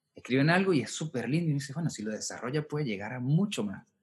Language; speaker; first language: Spanish; native; Spanish